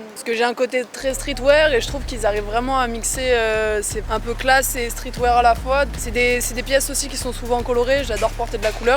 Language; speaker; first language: French; native; French